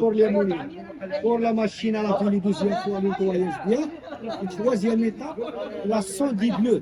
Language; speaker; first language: French; non-native, learner; Arabic